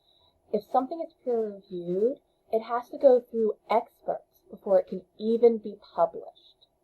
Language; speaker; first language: English; native; English